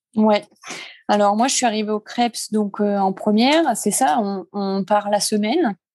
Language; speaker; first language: French; native; French